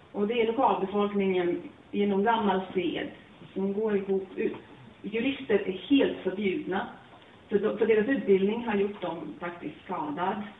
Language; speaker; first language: Swedish; non-native, fluent; Latvian